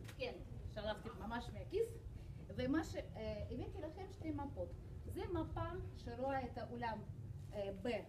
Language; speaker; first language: Hebrew; non-native, fluent; Russian